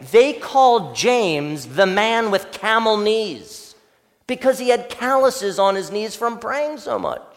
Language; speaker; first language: English; native; English